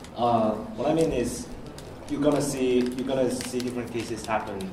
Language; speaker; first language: English; non-native, fluent; Chinese